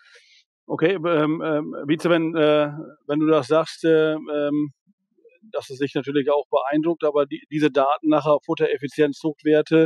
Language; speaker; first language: German; native; German